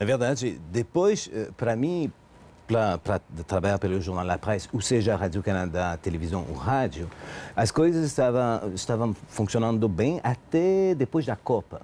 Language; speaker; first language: Portuguese; non-native, fluent; French